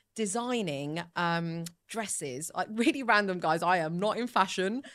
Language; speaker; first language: English; early bilingual, other home language; Italian